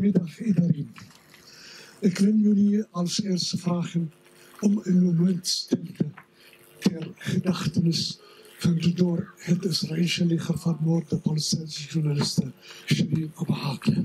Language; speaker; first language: Dutch; non-native, fluent; Arabic